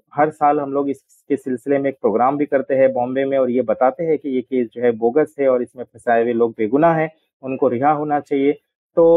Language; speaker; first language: Hindi; non-native, local second language; Urdu